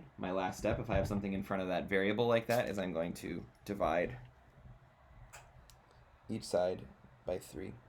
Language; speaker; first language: English; native; English